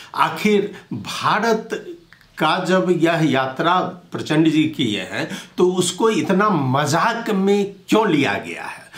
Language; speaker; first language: Hindi; non-native, local second language; Maithili